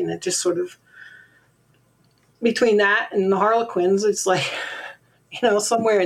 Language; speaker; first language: English; native; English